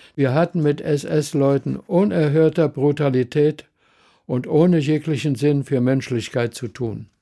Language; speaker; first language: German; native; German